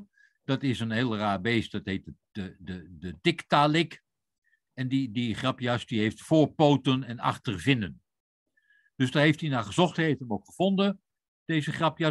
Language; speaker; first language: Dutch; native; Dutch